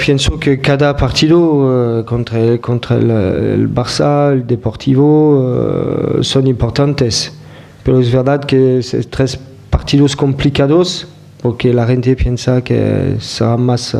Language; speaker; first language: Spanish; non-native, fluent; French